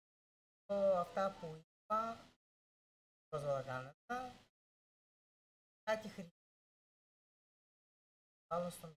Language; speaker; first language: Greek; non-native, learner; Russian